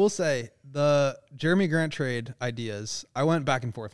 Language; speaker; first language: English; native; English